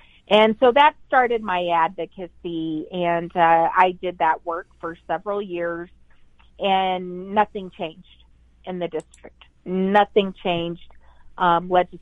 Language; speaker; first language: English; native; English